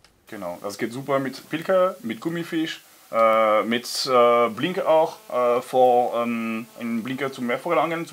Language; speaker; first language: German; non-native, learner; French